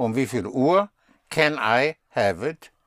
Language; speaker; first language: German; non-native, fluent; English